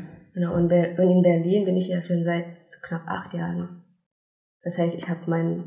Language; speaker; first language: German; non-native, fluent; Indonesian